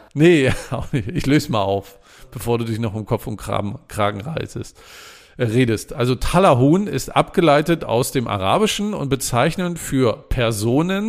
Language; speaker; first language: German; native; German